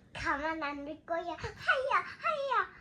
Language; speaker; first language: Korean; early bilingual, heritage; Korean